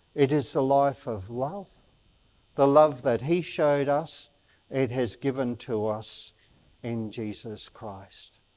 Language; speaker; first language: English; native; English